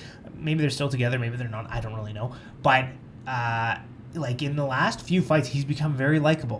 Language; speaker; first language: English; native; English